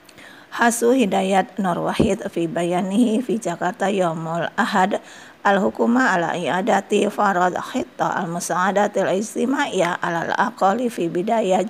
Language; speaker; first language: Arabic; non-native, fluent; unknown